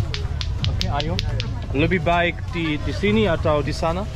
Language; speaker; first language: Indonesian; non-native, learner; German